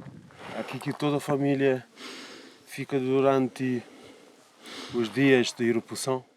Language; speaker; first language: Portuguese; non-native, local second language; Kabuverdianu